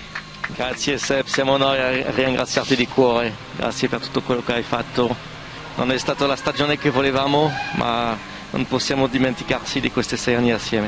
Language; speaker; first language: Italian; native; Italian